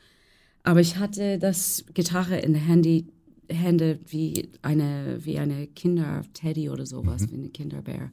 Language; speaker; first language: German; non-native, learner; English